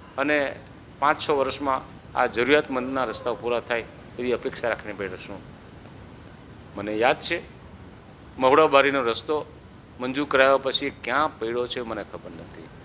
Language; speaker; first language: Gujarati; non-native, local second language; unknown